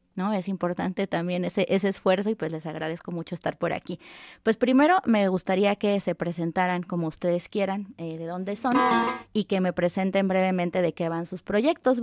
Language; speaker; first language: Spanish; native; Spanish